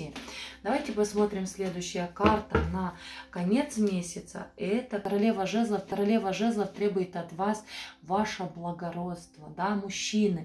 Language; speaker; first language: Russian; non-native, fluent; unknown